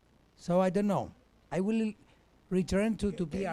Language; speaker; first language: English; non-native, learner; Spanish